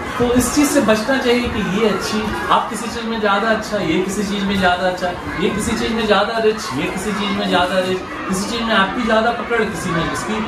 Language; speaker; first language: Hindi; native; Hindi